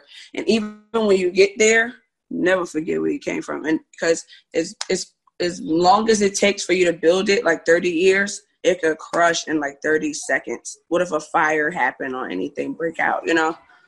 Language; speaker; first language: English; native; English